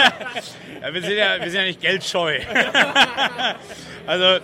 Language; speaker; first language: German; native; German